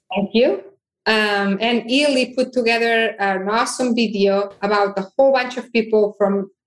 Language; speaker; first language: English; non-native, fluent; Catalan